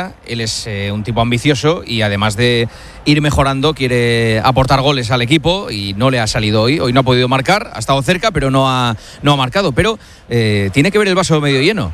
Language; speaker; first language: Spanish; native; Spanish